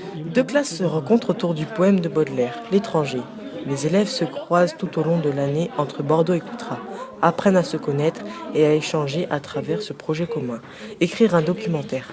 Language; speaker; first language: French; native; French